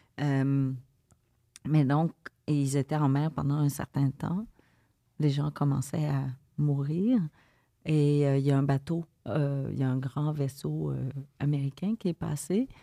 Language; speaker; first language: French; early bilingual, other home language; Vietnamese